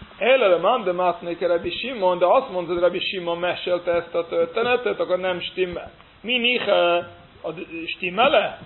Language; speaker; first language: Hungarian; non-native, fluent; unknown